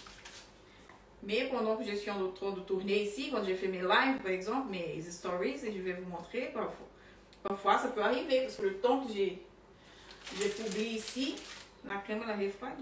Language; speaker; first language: French; non-native, fluent; Portuguese